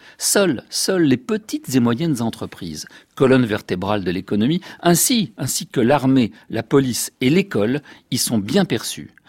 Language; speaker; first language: French; native; French